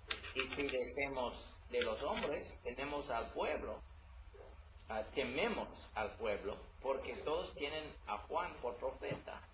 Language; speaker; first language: Spanish; non-native, learner; English